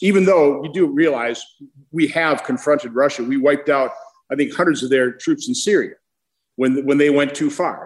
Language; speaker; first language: English; native; English